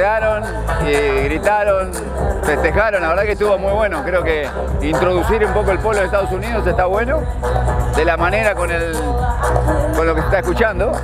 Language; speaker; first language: Spanish; native; Spanish